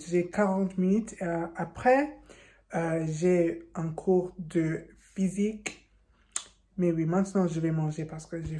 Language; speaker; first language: French; non-native, learner; English